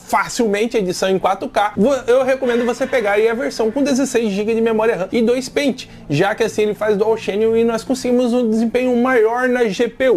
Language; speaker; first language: Portuguese; native; Portuguese